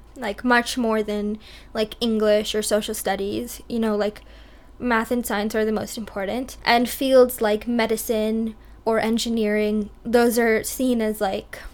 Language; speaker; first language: English; early bilingual, other home language; Hindi